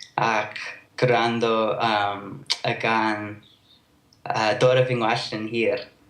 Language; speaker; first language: Welsh; non-native, learner; English